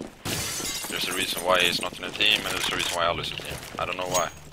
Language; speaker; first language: English; non-native, fluent; Swedish